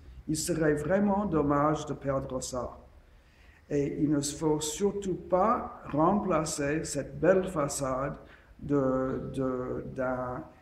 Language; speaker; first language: French; non-native, fluent; English